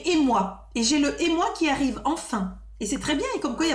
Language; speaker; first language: French; native; French